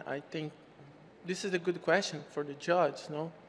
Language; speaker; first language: English; non-native, learner; Portuguese